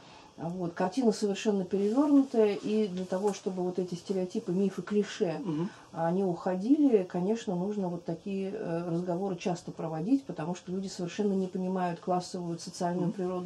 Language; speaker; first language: Russian; native; Russian